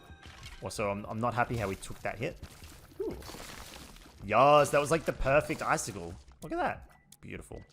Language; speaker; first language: English; native; English